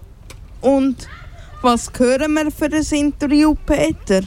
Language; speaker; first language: German; native; German